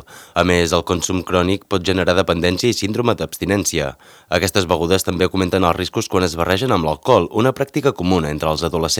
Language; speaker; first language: Catalan; native; Catalan